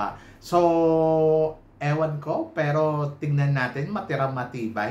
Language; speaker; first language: Filipino; native; Filipino